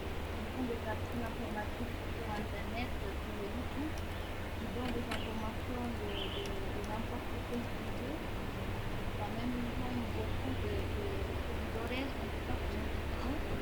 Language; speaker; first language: French; non-native, learner; Spanish